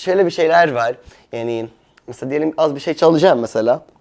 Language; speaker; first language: Turkish; non-native, fluent; Arabic